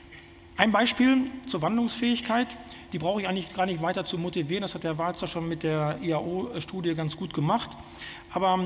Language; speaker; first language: German; native; German